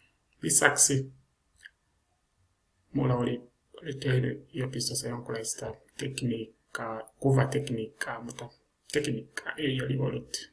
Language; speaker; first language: Finnish; non-native, learner; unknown